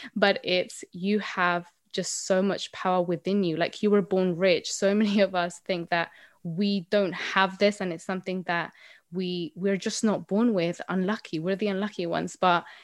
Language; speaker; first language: English; non-native, fluent; Spanish